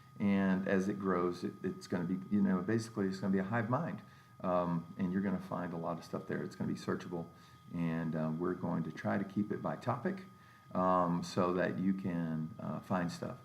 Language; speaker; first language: English; native; English